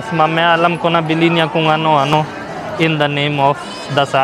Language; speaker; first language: Filipino; non-native, learner; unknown